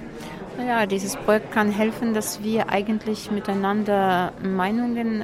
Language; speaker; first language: German; non-native, fluent; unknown